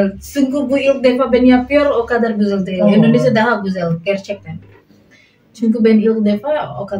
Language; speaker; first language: Turkish; non-native, learner; Indonesian